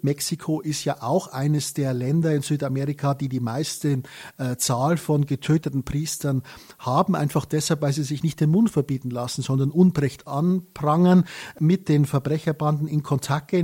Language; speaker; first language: German; native; German